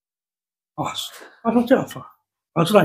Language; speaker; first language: Chinese; native; Chinese